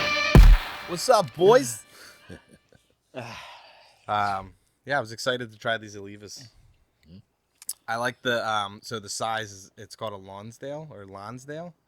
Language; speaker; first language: English; native; English